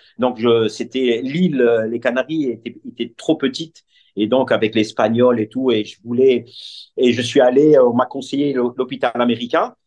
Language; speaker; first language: French; non-native, local second language; Arabic